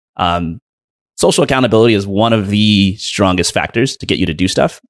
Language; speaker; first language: English; native; English